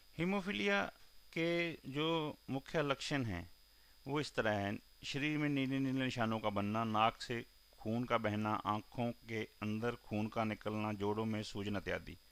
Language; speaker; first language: Hindi; non-native, local second language; Punjabi